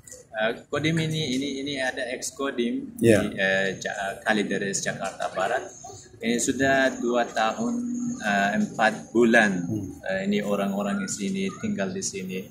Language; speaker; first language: Indonesian; non-native, learner; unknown